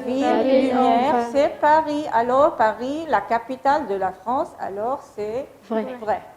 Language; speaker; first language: French; non-native, fluent; Arabic